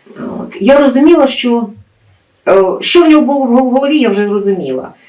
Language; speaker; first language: Ukrainian; native; Ukrainian